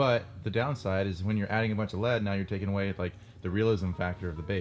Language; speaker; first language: English; native; English